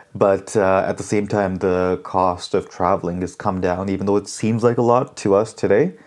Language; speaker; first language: English; early bilingual, other home language; Hindi